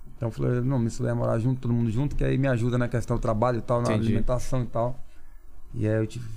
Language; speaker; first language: Portuguese; non-native, local second language; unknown